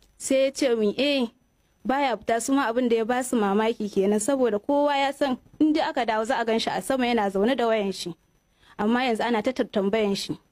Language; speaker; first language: Hausa; native; Hausa